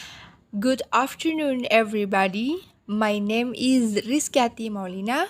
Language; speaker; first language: English; non-native, learner; Indonesian